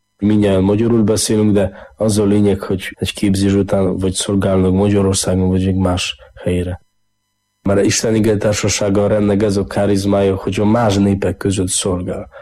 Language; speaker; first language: Hungarian; non-native, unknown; Polish